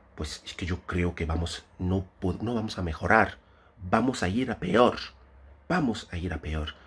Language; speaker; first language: Spanish; non-native, fluent; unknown